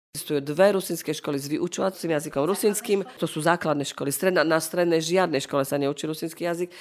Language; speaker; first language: Slovak; non-native, local second language; Rusyn